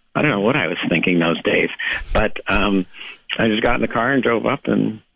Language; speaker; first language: English; native; English